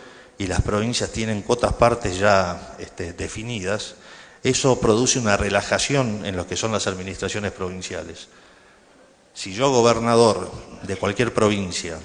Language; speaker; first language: Spanish; native; Spanish